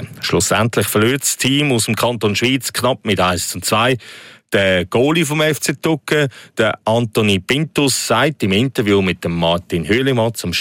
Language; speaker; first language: German; native; German